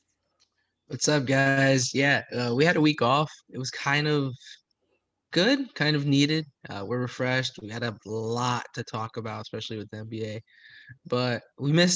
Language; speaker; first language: English; native; English